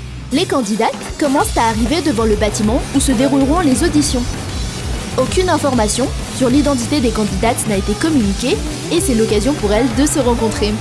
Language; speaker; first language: French; native; French